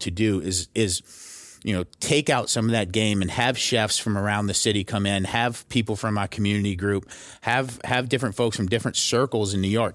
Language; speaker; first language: English; native; English